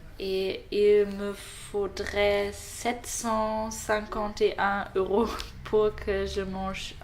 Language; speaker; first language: French; non-native, learner; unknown